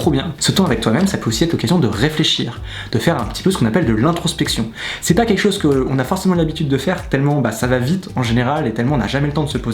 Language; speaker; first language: French; native; French